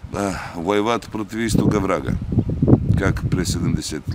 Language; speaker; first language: Russian; non-native, learner; Serbian